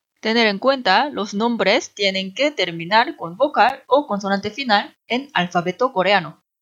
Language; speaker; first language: Spanish; non-native, fluent; Korean